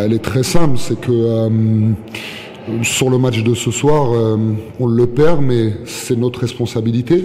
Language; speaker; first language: French; native; French